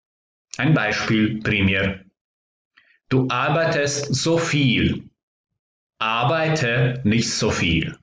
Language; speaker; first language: German; non-native, fluent; Croatian